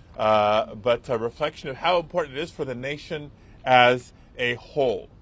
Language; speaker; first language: English; early bilingual, other home language; Spanish